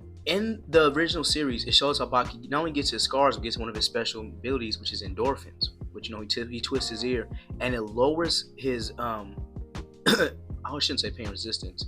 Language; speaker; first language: English; native; English